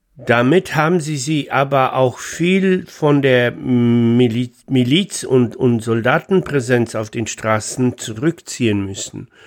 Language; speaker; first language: German; non-native, fluent; Polish